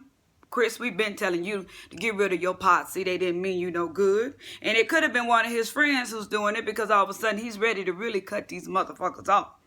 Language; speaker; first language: English; native; English